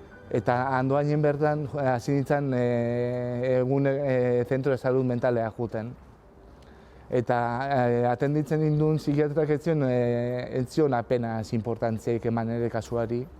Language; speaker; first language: Basque; native; Basque